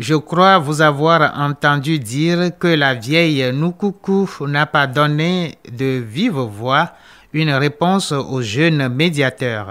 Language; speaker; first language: French; non-native, local second language; Ewe